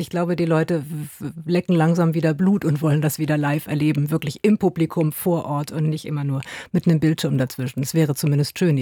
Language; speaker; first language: German; native; German